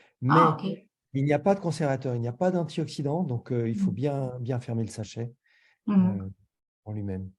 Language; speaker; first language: French; native; French